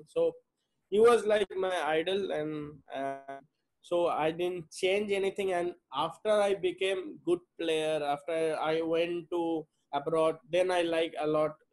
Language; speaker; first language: English; non-native, local second language; Bangla